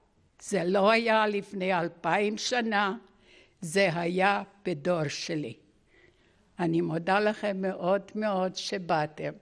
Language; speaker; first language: Hebrew; non-native, fluent; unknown